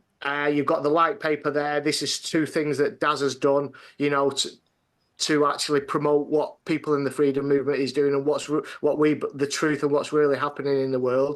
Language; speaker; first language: English; native; English